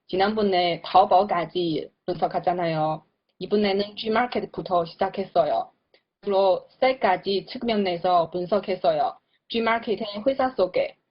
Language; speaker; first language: Korean; non-native, learner; Chinese